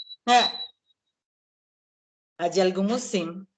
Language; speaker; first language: Portuguese; non-native, fluent; Spanish